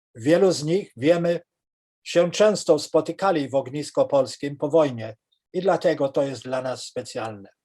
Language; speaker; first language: Polish; early bilingual, heritage; Polish